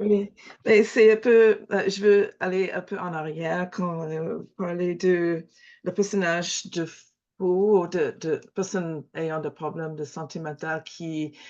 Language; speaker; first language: French; non-native, fluent; English